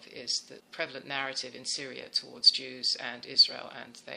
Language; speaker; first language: English; native; English